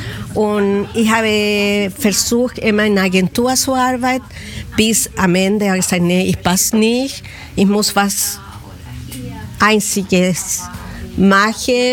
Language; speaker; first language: German; non-native, fluent; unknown